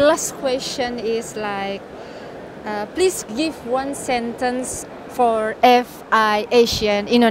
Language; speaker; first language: English; non-native, learner; Indonesian